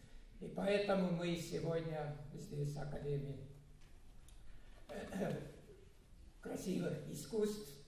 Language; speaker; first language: Russian; non-native, fluent; Estonian